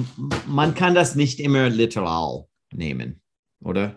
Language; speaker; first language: German; non-native, learner; English